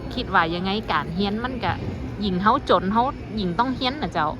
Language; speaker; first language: Thai; native; Thai